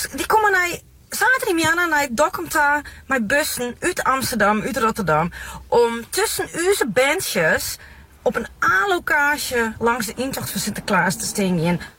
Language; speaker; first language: Dutch; non-native, local second language; Western Frisian